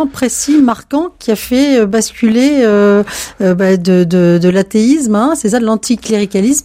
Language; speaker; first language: French; native; French